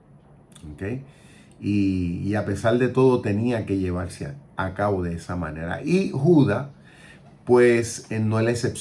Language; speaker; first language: Spanish; native; Spanish